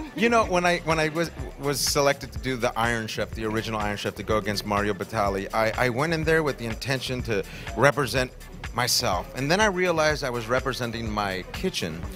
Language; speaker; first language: English; native; English